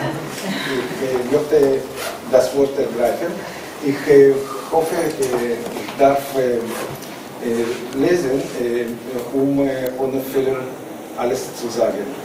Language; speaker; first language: German; non-native, learner; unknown